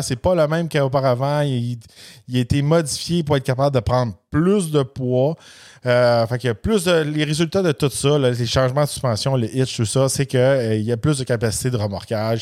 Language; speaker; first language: French; native; French